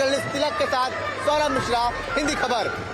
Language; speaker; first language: Hindi; native; Hindi